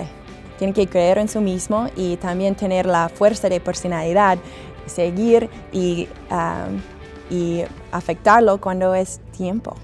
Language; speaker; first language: Spanish; non-native, learner; English